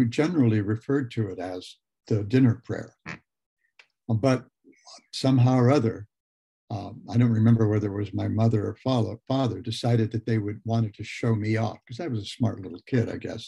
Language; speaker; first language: English; native; English